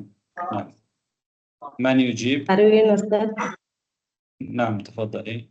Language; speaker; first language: Arabic; non-native, fluent; Tamil